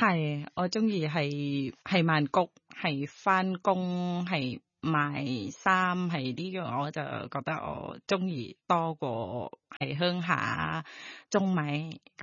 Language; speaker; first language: Cantonese; non-native, fluent; Thai